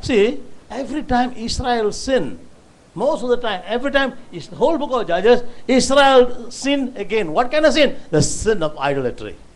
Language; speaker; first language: English; non-native, local second language; Tamil